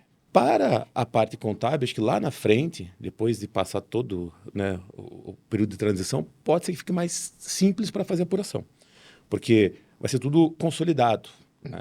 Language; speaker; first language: Portuguese; native; Portuguese